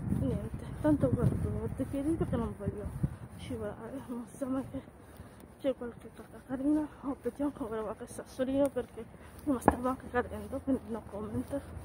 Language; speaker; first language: Italian; native; Italian